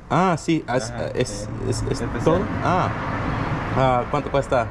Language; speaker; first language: Spanish; non-native, learner; English